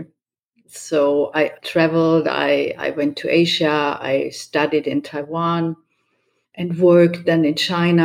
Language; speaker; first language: English; non-native, fluent; German